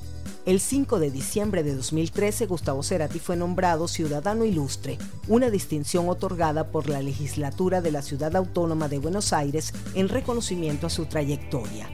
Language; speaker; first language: Spanish; native; Spanish